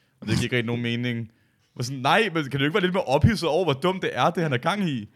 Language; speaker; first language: Danish; native; Danish